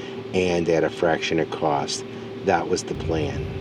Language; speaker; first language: English; native; English